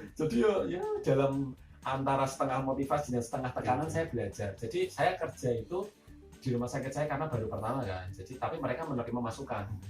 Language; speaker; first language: Indonesian; native; Indonesian